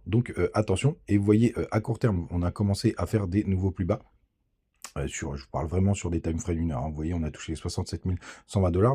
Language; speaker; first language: French; native; French